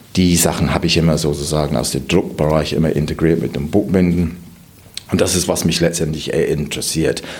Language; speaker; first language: German; non-native, fluent; English